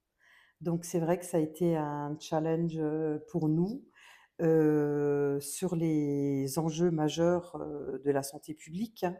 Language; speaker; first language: French; native; French